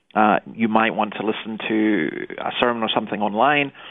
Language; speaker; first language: English; native; English